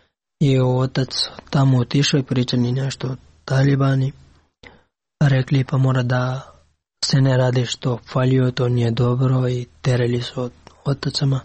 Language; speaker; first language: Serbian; non-native, learner; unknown